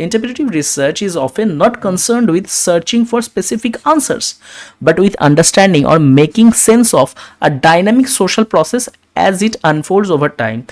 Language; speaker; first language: English; non-native, local second language; Bangla